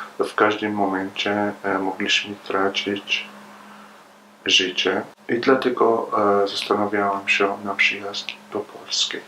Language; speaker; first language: Polish; non-native, learner; Arabic